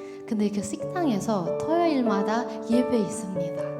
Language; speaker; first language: Korean; non-native, learner; Indonesian